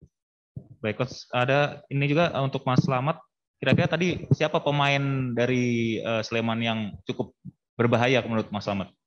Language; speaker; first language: Indonesian; native; Indonesian